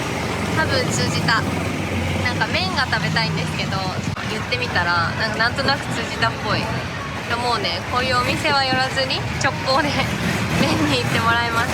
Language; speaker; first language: Japanese; native; Japanese